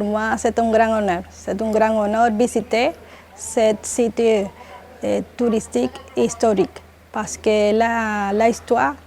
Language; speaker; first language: French; non-native, learner; Spanish